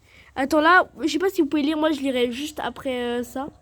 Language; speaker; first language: French; native; French